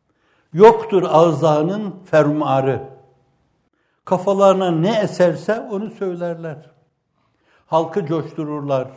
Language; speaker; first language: Turkish; native; Turkish